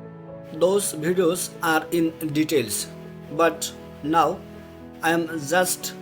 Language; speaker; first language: English; non-native, fluent; Bangla